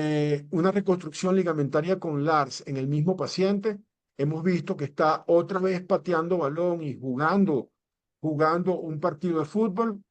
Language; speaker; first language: Spanish; native; Spanish